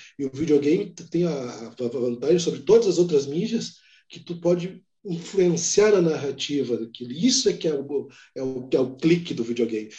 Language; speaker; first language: Portuguese; native; Portuguese